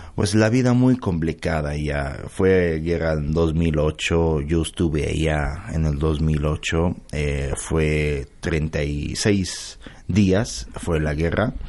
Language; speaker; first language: Spanish; non-native, learner; Arabic